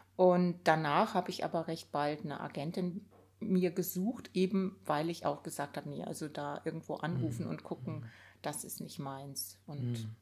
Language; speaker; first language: German; native; German